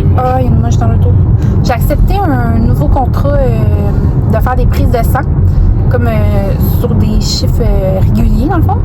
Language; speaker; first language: French; native; French